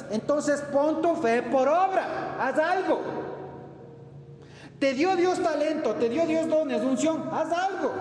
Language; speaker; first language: Spanish; native; Spanish